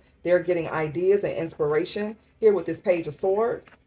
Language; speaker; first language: English; native; English